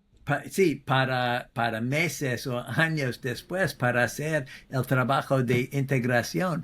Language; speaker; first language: Spanish; non-native, fluent; English